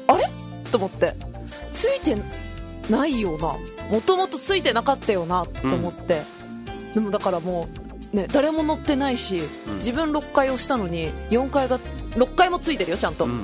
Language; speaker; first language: Japanese; native; Japanese